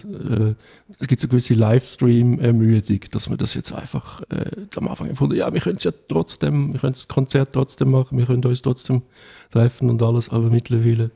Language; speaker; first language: German; native; German